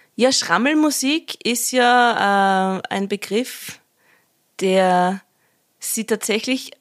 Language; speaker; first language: German; native; German